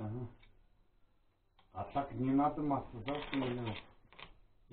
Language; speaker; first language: Russian; native; Russian